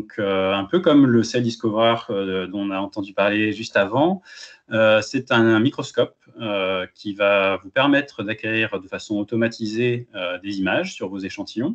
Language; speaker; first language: French; native; French